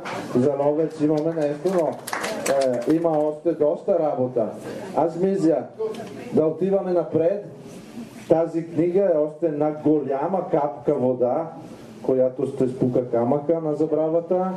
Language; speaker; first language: Bulgarian; non-native, fluent; Italian